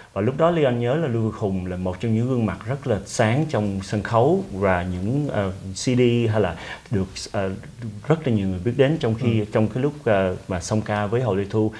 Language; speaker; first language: Vietnamese; early bilingual, heritage; Vietnamese